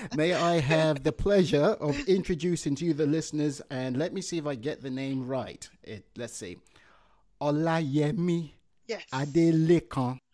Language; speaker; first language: English; non-native, local second language; Yoruba